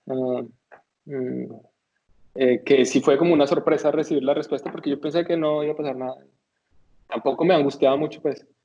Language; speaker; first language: Spanish; native; Spanish